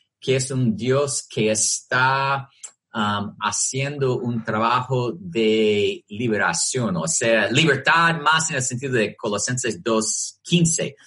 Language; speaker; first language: Spanish; non-native, fluent; English